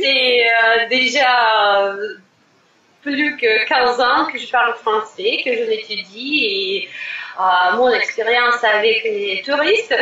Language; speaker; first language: French; non-native, fluent; Russian